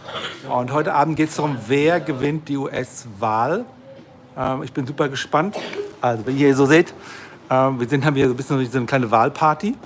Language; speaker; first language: German; native; German